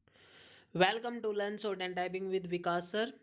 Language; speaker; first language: English; non-native, local second language; Hindi